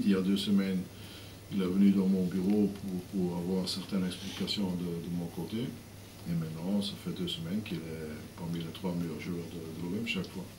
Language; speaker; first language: French; non-native, fluent; Dutch